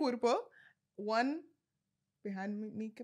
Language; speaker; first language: Spanish; non-native, learner; English